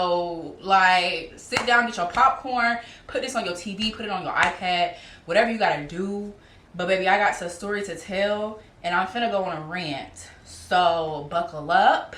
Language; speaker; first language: English; native; English